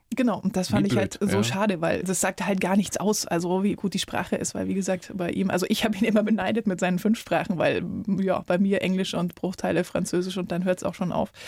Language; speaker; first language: German; native; German